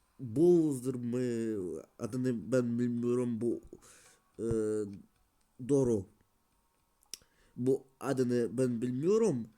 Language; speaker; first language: Turkish; non-native, learner; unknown